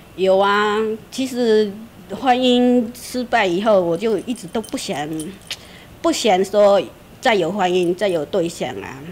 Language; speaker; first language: Chinese; native; Chinese